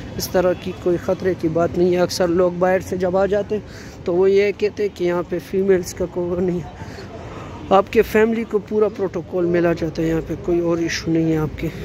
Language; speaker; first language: Urdu; non-native, local second language; Pashto